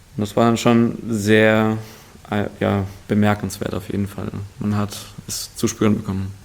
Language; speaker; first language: German; early bilingual, other home language; Russian